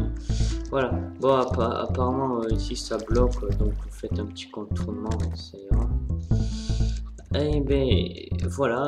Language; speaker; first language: French; native; French